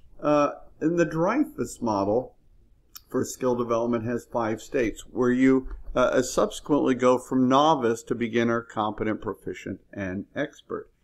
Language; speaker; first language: English; native; English